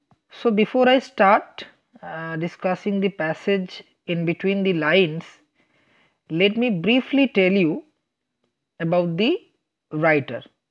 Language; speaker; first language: English; non-native, local second language; Bangla